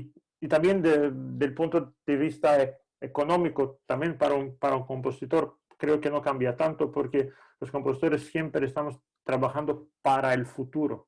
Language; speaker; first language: Spanish; non-native, fluent; Greek